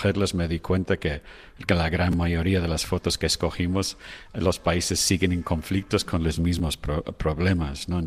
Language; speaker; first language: Spanish; non-native, fluent; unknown